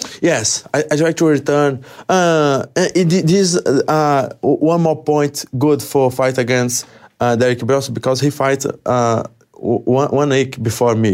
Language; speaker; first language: English; non-native, learner; Portuguese